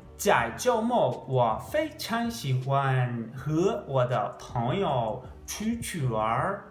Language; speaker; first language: Chinese; non-native, learner; Portuguese